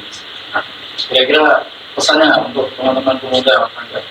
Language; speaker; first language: Indonesian; native; Indonesian